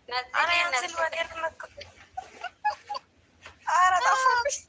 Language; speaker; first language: Arabic; non-native, learner; Amharic